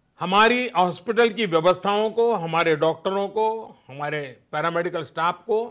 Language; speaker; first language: Hindi; native; Hindi